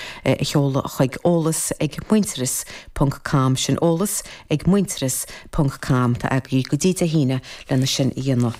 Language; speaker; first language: Irish; native; Irish